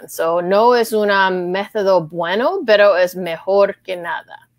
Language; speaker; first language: Spanish; non-native, learner; English